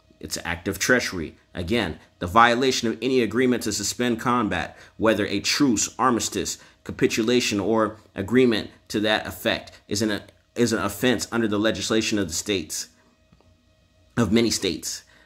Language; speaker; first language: English; native; English